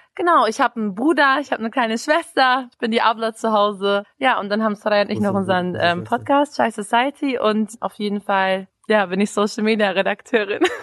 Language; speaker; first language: German; native; German